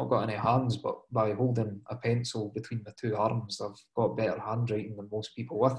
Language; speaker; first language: English; native; English